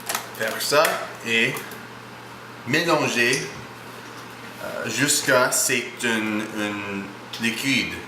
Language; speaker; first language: French; non-native, learner; English